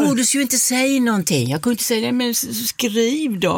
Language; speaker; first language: Swedish; native; Swedish